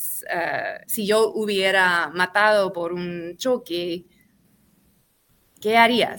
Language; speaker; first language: Spanish; non-native, fluent; English